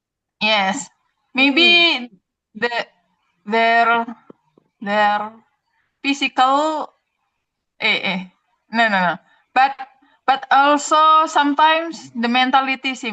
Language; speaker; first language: English; non-native, learner; Indonesian